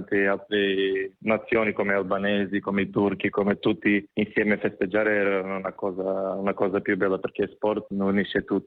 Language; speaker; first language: Italian; non-native, fluent; Macedonian